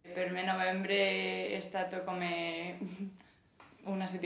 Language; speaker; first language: Italian; non-native, fluent; Spanish